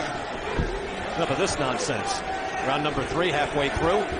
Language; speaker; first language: English; native; English